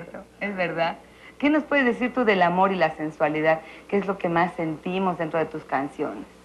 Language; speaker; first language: Spanish; native; Spanish